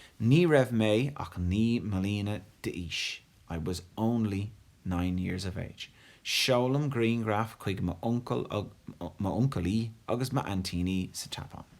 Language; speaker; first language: Irish; non-native, local second language; English